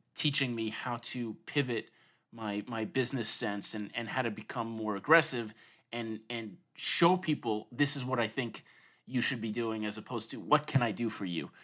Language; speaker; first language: English; native; English